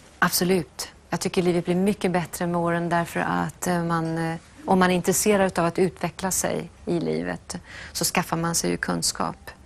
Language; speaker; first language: Swedish; native; Swedish